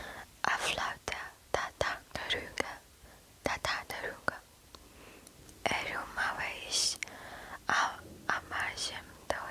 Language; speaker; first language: Portuguese; non-native, learner; English